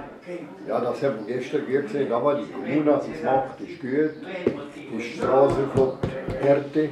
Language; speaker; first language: German; early bilingual, heritage; German